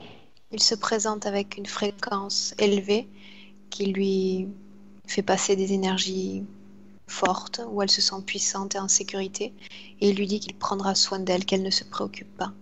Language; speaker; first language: French; native; French